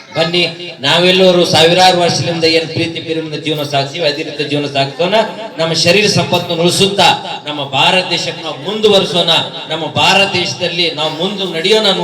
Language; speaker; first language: Kannada; native; Kannada